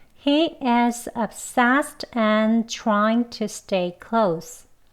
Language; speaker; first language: English; non-native, fluent; Korean